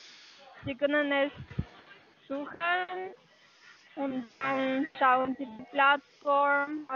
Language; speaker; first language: German; non-native, learner; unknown